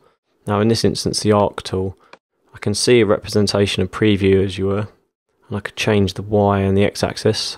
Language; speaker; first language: English; native; English